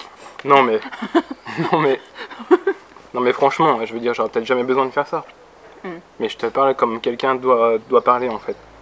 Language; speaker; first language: French; native; French